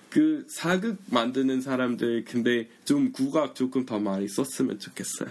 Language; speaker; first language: Korean; non-native, fluent; English